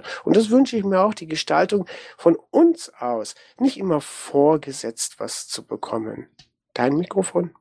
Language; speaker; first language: German; native; German